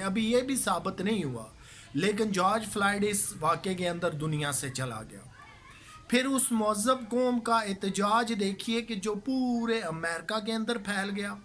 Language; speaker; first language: Urdu; native; Urdu